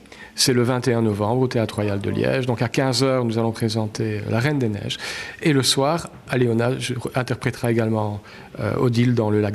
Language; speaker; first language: French; native; French